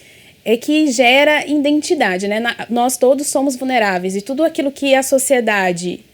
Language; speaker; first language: Portuguese; native; Portuguese